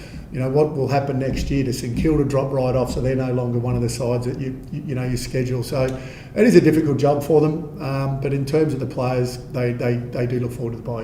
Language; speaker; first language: English; native; English